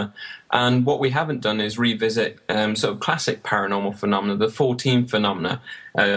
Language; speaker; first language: English; native; English